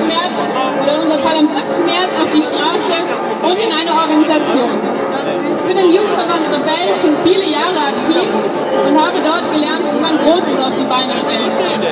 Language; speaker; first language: German; native; German